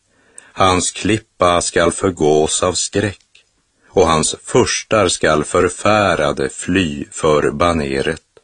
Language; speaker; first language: Swedish; native; Swedish